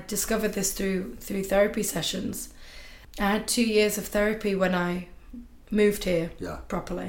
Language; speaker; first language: English; native; English